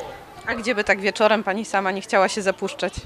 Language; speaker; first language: Polish; native; Polish